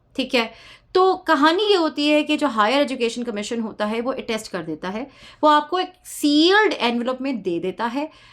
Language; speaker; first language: Urdu; native; Urdu